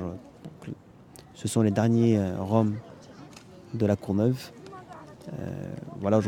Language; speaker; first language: French; native; French